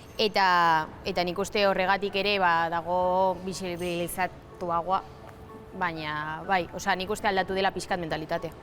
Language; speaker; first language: Basque; native; Basque